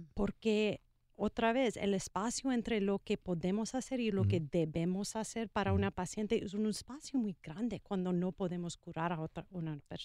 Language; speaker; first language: Spanish; non-native, learner; English